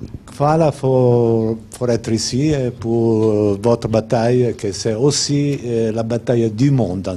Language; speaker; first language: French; non-native, fluent; Italian